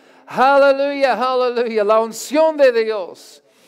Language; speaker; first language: Spanish; non-native, learner; English